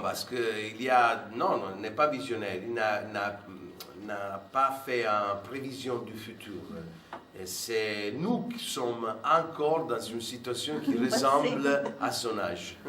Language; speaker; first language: French; non-native, fluent; Italian